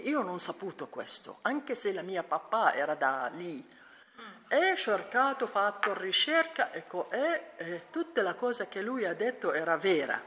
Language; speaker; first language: Italian; non-native, learner; Arabic